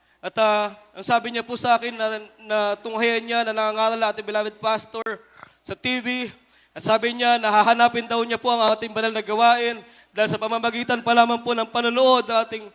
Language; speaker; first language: Filipino; native; Filipino